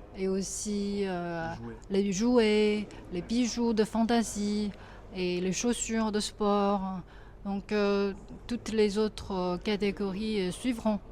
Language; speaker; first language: French; non-native, fluent; Chinese